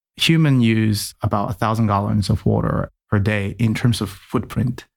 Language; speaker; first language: English; non-native, fluent; Japanese